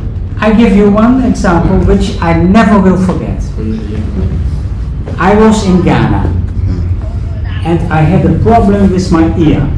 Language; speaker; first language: English; non-native, fluent; Dutch